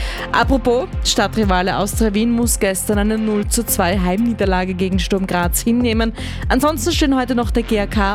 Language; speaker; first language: German; native; German